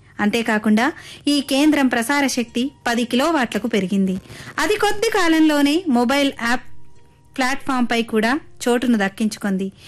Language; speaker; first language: Telugu; native; Telugu